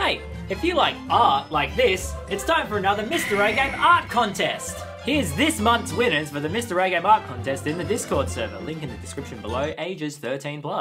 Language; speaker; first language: English; native; English